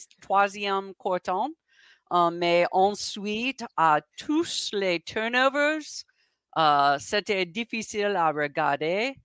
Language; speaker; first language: French; non-native, learner; English